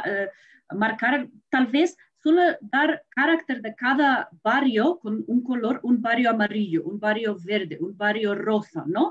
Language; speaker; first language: Spanish; non-native, fluent; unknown